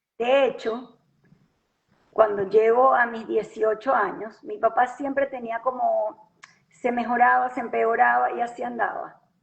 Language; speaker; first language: Spanish; native; Spanish